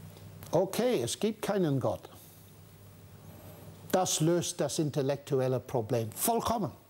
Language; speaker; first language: German; non-native, fluent; English